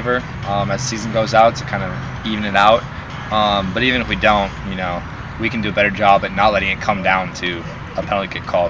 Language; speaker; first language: English; native; English